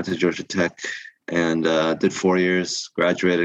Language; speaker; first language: English; early bilingual, other home language; Korean